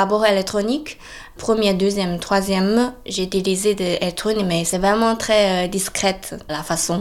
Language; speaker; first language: French; non-native, learner; Chinese